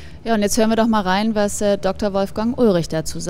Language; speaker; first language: German; native; German